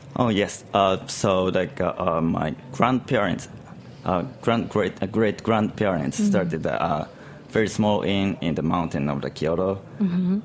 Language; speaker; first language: English; non-native, learner; Japanese